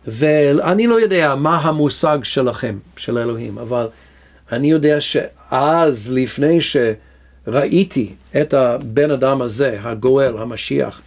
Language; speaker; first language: Hebrew; non-native, fluent; English